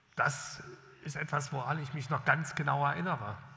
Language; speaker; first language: German; native; German